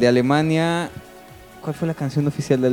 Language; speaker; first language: Spanish; native; Spanish